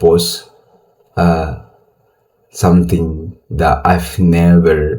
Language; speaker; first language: English; non-native, learner; Indonesian